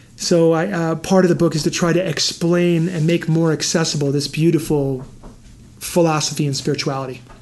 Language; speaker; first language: English; native; English